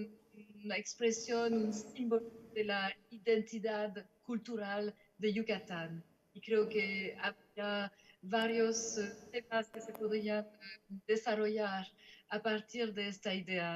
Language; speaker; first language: Spanish; non-native, fluent; French